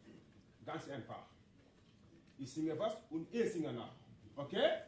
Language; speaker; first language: German; non-native, learner; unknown